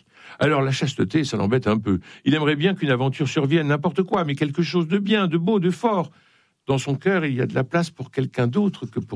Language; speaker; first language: French; native; French